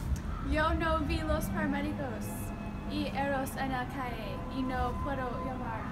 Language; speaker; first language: Spanish; non-native, learner; English